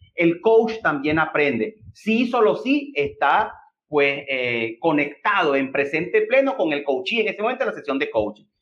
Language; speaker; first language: Spanish; native; Spanish